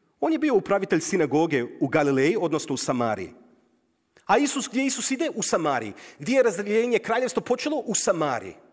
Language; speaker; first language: Croatian; native; Croatian